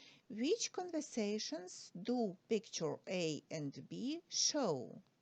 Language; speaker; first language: English; non-native, fluent; Ukrainian